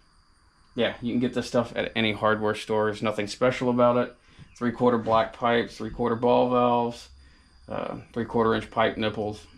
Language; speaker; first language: English; native; English